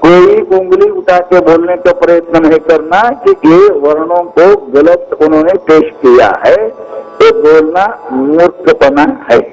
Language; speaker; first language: Hindi; non-native, local second language; Kannada